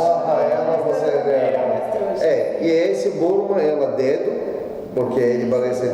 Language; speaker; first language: Portuguese; non-native, learner; Arabic